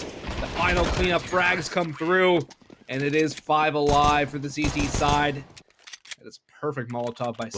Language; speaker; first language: English; native; English